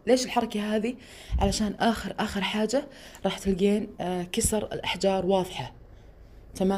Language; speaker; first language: Arabic; native; Arabic